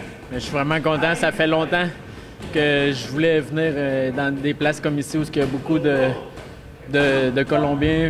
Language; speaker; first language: French; native; French